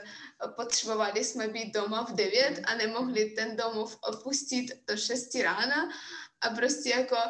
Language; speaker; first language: Czech; non-native, fluent; Russian